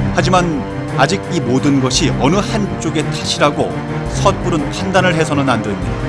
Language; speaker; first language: Korean; native; Korean